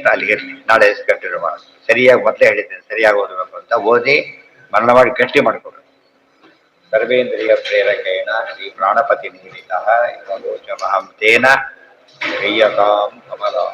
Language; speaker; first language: Kannada; native; Kannada